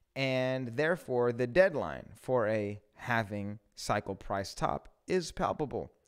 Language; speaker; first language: English; early bilingual, other home language; Spanish